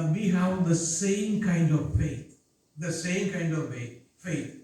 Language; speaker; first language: English; non-native, local second language; Malayalam